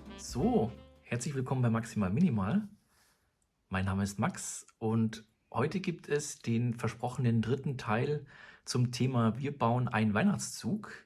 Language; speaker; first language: German; native; German